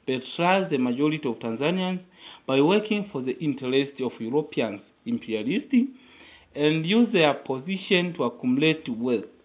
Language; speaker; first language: English; non-native, local second language; Swahili